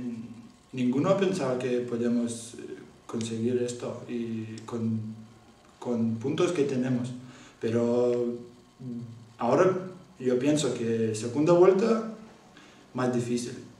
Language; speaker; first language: Spanish; non-native, learner; Lithuanian